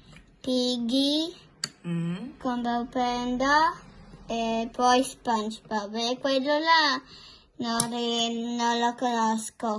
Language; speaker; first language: Italian; early bilingual, other home language; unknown